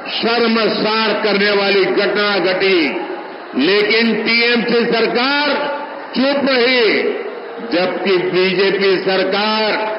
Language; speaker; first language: Hindi; non-native, local second language; Gujarati